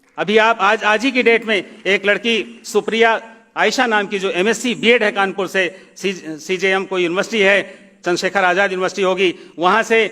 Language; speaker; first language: Urdu; native; Urdu